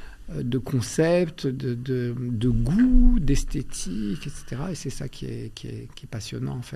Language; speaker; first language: French; early bilingual, other home language; Albanian